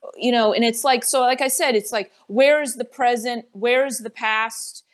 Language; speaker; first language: English; native; English